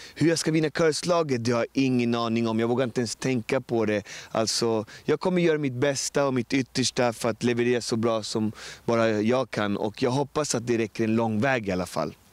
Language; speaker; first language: Swedish; native; Swedish